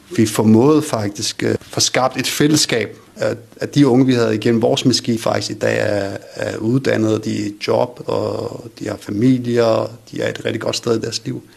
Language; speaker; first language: Danish; early bilingual, other home language; Kurdish